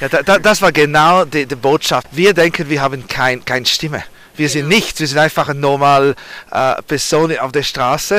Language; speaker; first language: German; non-native, learner; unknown